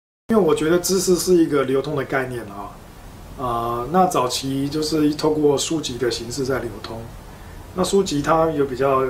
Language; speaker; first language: Chinese; native; Chinese